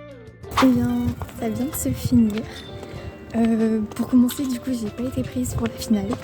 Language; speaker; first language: French; native; French